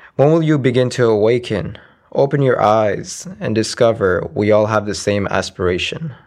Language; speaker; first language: English; early bilingual, other home language; Arabic